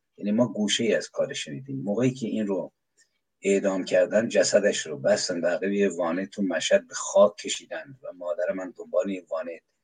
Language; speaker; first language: Persian; native; Persian